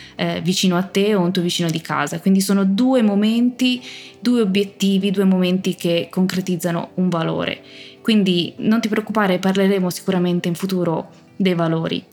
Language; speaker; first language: Italian; native; Italian